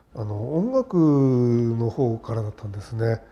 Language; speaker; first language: Japanese; native; Japanese